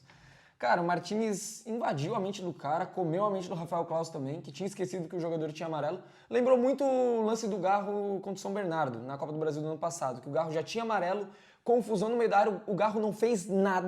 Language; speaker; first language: Portuguese; native; Portuguese